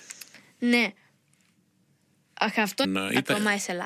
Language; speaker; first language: Greek; early bilingual, heritage; Greek